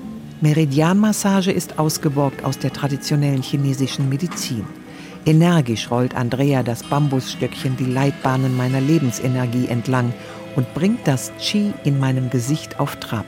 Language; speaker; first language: German; native; German